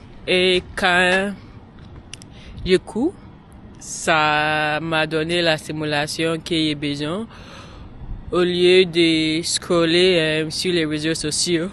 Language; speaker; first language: French; non-native, learner; English